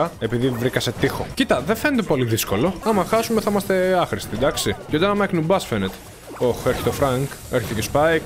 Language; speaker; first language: Greek; native; Greek